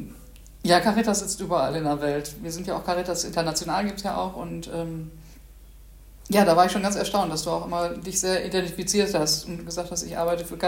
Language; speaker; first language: German; native; German